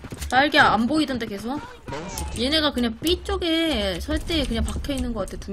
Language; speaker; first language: Korean; native; Korean